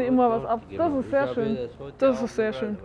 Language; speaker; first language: German; native; German